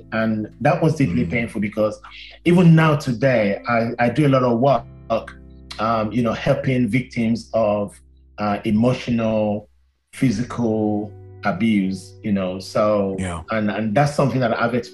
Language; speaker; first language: English; non-native, local second language; Yoruba